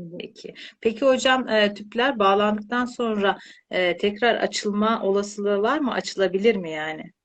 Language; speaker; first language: Turkish; native; Turkish